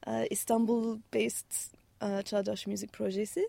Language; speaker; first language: Turkish; non-native, fluent; English